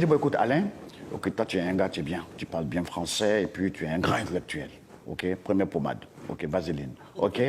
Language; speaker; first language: French; non-native, local second language; Dyula